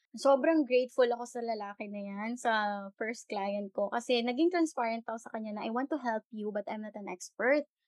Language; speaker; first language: Filipino; non-native, local second language; Hiligaynon